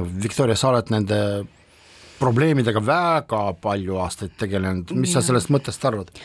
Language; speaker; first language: Estonian; non-native, local second language; Russian